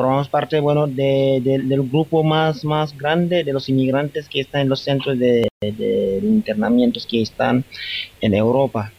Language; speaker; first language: Spanish; non-native, fluent; Wolof